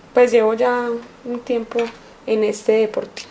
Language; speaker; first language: Spanish; native; Spanish